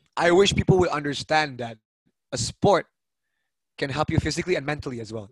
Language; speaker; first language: English; early bilingual, other home language; Indonesian